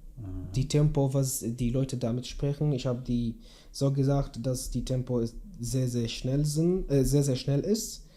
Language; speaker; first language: German; non-native, learner; Kurdish